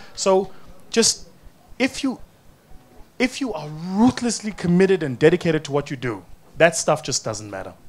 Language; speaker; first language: English; non-native, local second language; Zulu